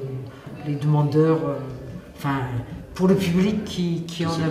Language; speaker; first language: French; native; French